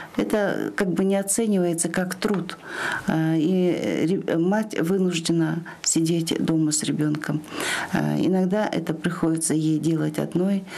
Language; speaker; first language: Russian; non-native, local second language; Kyrgyz